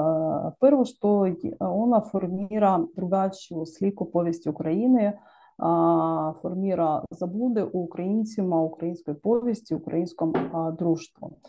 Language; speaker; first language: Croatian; non-native, learner; Ukrainian